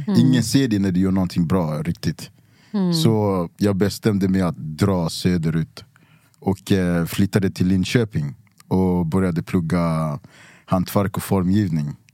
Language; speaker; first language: Swedish; early bilingual, other home language; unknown